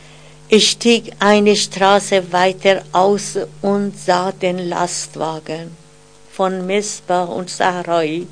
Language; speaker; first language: German; non-native, fluent; Persian